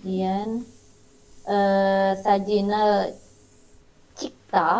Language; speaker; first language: Korean; non-native, learner; Indonesian